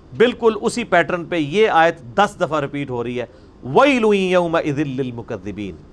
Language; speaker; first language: Urdu; non-native, local second language; Punjabi